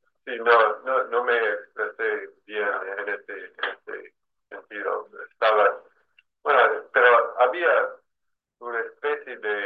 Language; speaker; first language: Spanish; non-native, fluent; English